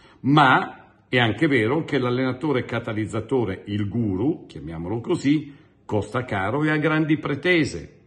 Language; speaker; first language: Italian; native; Italian